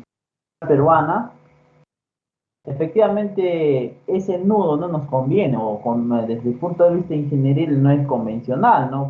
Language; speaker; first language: Spanish; native; Spanish